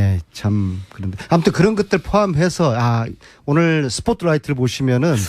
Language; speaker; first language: Korean; native; Korean